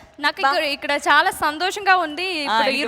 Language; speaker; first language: Telugu; non-native, learner; Malayalam